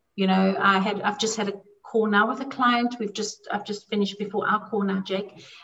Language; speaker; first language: English; native; English